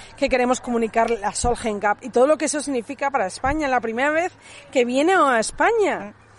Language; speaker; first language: Spanish; non-native, fluent; Swedish